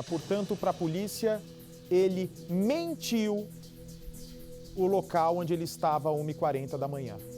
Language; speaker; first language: Portuguese; native; Portuguese